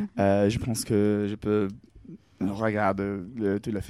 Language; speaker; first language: French; non-native, learner; English